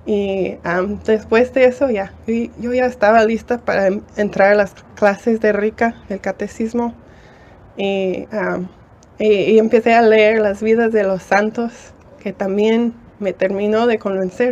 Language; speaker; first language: Spanish; non-native, fluent; English